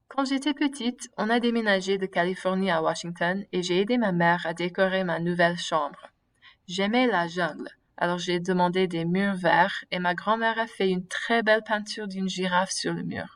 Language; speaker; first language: French; non-native, fluent; English